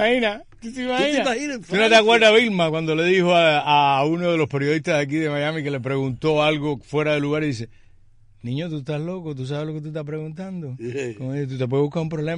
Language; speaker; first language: Spanish; native; Spanish